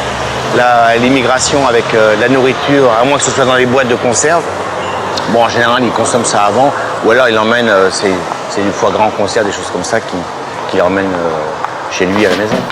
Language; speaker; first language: French; native; French